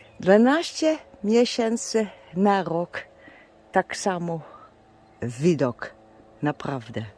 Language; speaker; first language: Polish; non-native, learner; Dutch